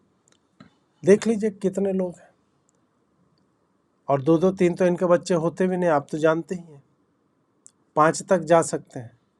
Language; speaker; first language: Hindi; native; Hindi